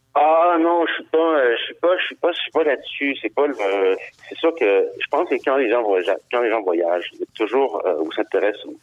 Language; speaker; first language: French; native; French